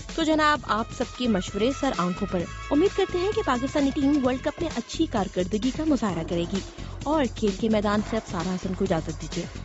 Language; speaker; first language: Urdu; native; Urdu